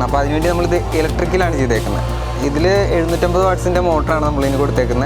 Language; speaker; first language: Malayalam; native; Malayalam